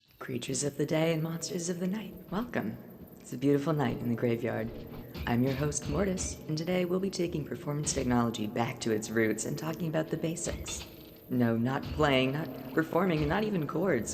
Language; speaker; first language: English; native; English